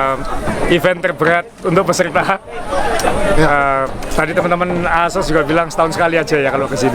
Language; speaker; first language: Indonesian; native; Indonesian